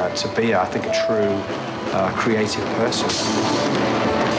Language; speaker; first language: English; native; English